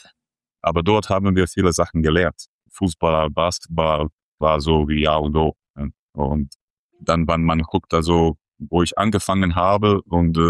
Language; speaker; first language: German; non-native, fluent; Croatian